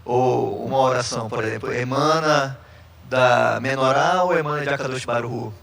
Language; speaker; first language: Portuguese; native; Portuguese